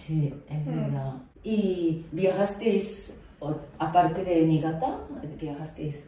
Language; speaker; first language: Spanish; non-native, fluent; Japanese